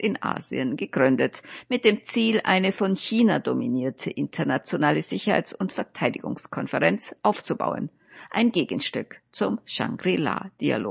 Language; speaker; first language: German; native; German